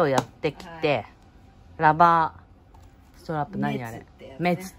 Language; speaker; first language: Japanese; native; Japanese